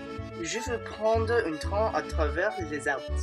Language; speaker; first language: French; non-native, learner; English